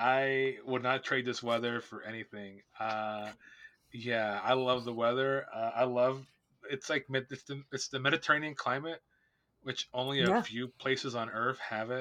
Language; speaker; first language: English; native; English